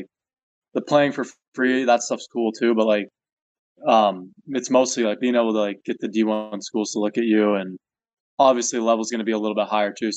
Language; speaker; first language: English; native; English